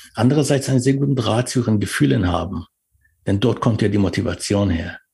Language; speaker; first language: German; non-native, fluent; Persian